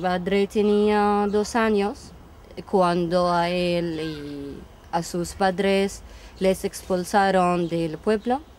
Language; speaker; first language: Spanish; non-native, fluent; Arabic